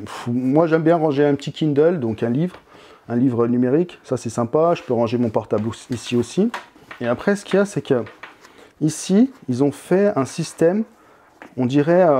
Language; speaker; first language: French; native; French